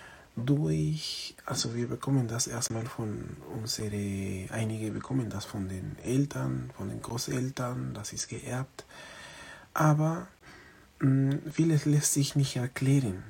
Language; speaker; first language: German; non-native, fluent; Spanish